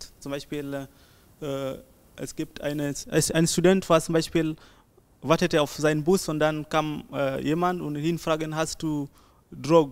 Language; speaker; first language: German; non-native, learner; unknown